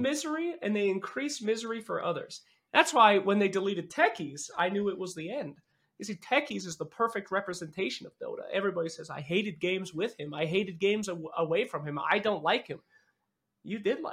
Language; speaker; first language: English; native; English